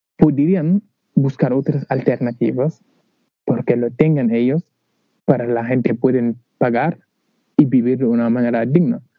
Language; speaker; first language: Spanish; non-native, learner; Wolof